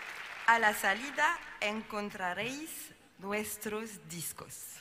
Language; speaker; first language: Spanish; non-native, learner; French